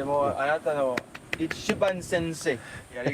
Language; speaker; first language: Japanese; non-native, learner; French